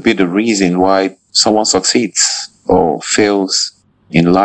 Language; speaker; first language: English; non-native, local second language; Igbo